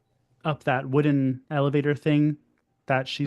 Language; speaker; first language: English; native; English